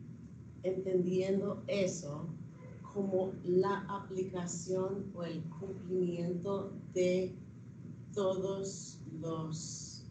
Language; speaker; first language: Spanish; non-native, fluent; English